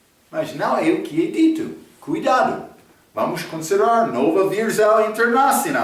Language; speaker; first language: Portuguese; non-native, fluent; English